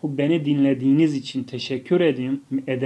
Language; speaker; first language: Turkish; non-native, fluent; Tajik